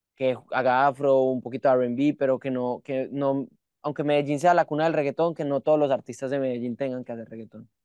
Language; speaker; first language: Spanish; native; Spanish